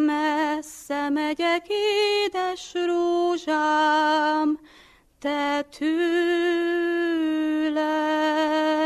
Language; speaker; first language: Hungarian; native; Hungarian